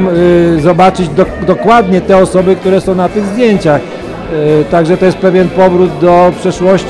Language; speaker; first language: Polish; native; Polish